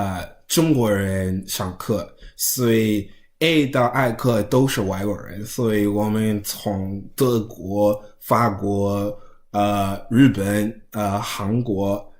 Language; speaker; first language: Chinese; non-native, learner; English